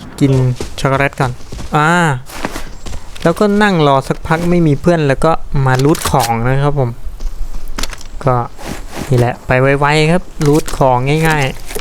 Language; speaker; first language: Thai; native; Thai